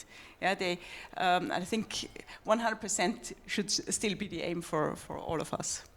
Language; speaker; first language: English; non-native, fluent; German